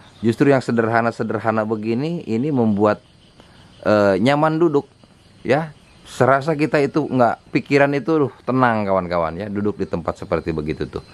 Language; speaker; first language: Indonesian; non-native, local second language; Sundanese